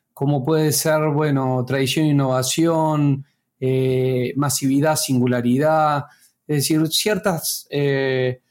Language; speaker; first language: Spanish; native; Spanish